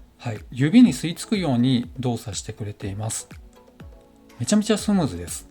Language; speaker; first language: Japanese; native; Japanese